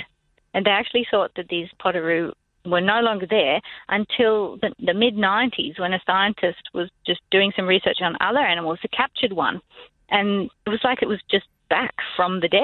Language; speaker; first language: English; native; English